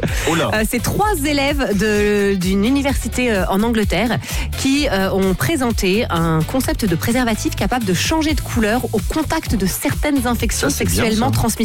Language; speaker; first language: French; native; French